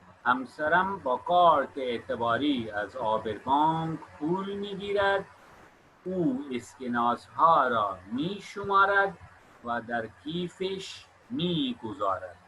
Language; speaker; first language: Persian; non-native, fluent; Urdu